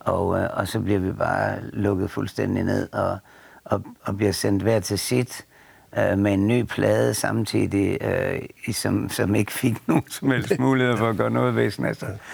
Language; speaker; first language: Danish; native; Danish